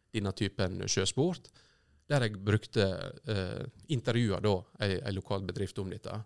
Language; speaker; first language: Norwegian; native; Norwegian